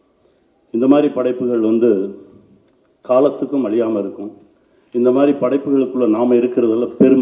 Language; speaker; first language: Tamil; native; Tamil